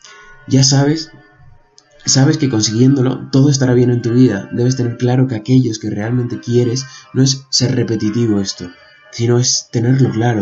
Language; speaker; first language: Spanish; native; Spanish